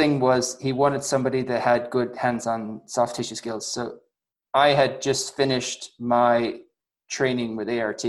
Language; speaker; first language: English; native; English